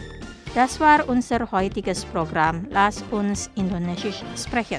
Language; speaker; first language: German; non-native, fluent; Indonesian